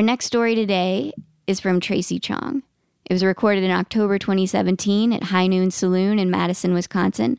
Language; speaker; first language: English; native; English